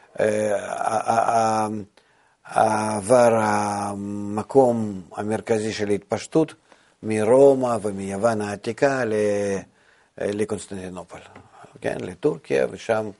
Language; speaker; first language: Hebrew; non-native, fluent; Russian